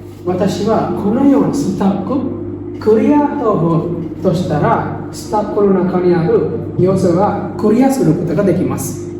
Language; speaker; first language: Japanese; non-native, learner; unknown